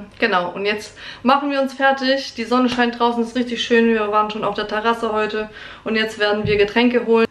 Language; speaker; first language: German; early bilingual, other home language; Polish